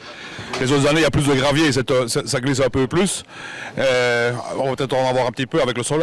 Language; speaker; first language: French; native; French